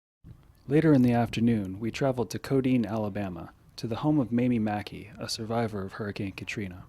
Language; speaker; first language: English; native; English